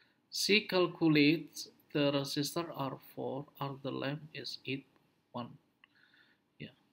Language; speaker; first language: English; non-native, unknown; Indonesian